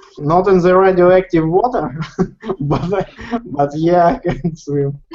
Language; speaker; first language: English; non-native, learner; Russian